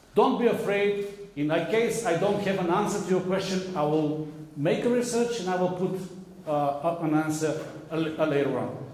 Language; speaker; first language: English; non-native, fluent; Macedonian